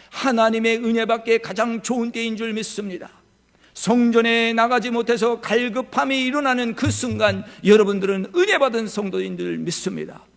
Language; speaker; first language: Korean; native; Korean